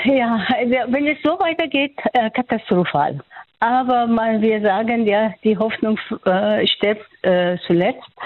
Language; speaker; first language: German; non-native, learner; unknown